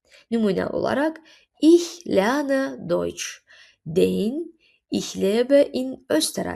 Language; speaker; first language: German; non-native, fluent; Azerbaijani